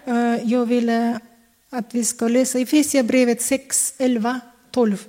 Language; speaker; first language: Swedish; non-native, fluent; Kazakh